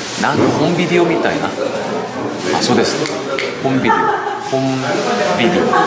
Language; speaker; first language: Japanese; non-native, fluent; Korean